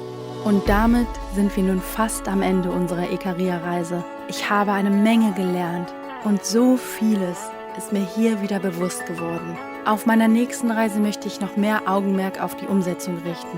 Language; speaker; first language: German; native; German